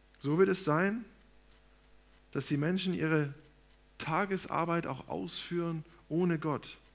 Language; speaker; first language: German; native; German